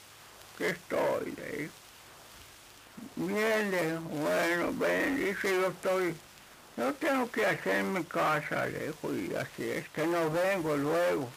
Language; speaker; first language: Spanish; non-native, local second language; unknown